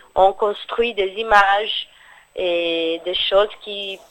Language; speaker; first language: French; non-native, fluent; Portuguese